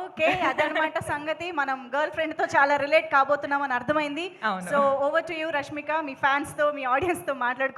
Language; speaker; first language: Telugu; native; Telugu